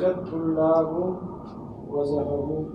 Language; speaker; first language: Arabic; non-native, learner; Urdu